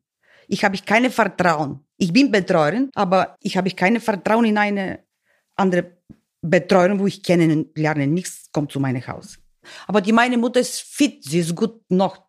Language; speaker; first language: German; non-native, learner; Bulgarian